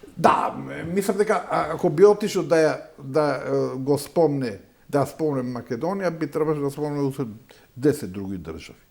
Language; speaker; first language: Macedonian; non-native, local second language; Albanian